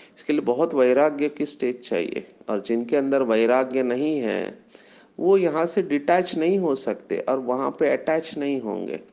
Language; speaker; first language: Hindi; non-native, local second language; Marathi